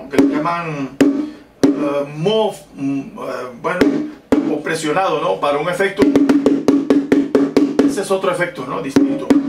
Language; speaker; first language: Spanish; native; Spanish